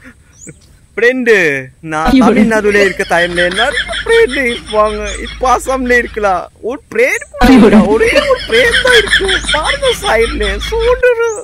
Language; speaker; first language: Tamil; non-native, learner; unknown